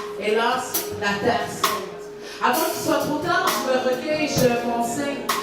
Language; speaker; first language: French; early bilingual, other home language; Haitian Creole